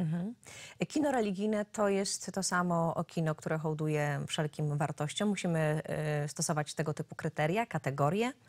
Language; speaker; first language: Polish; native; Polish